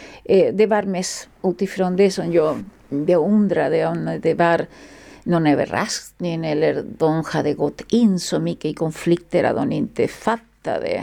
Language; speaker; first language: Swedish; non-native, fluent; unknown